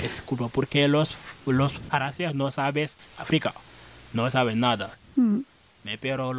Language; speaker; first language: Spanish; non-native, learner; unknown